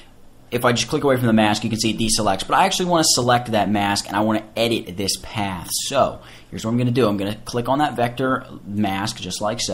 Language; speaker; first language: English; native; English